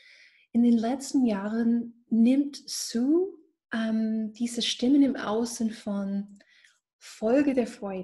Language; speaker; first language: German; non-native, fluent; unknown